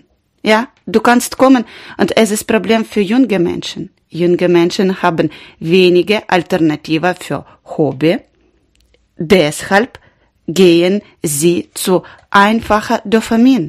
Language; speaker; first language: German; non-native, learner; Ukrainian